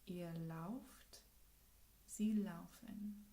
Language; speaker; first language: German; non-native, learner; English